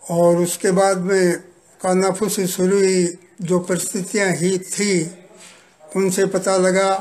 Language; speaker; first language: Hindi; native; Hindi